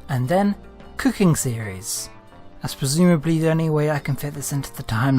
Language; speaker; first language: English; native; English